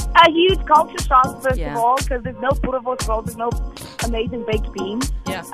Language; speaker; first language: English; non-native, local second language; Zulu